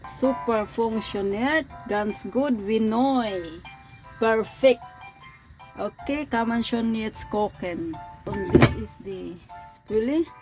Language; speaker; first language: German; non-native, learner; Filipino